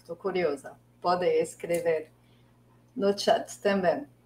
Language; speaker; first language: Portuguese; non-native, fluent; French